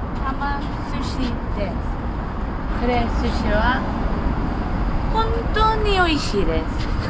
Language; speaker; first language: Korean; non-native, learner; English